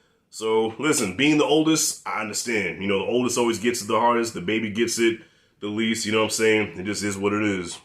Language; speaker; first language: English; native; English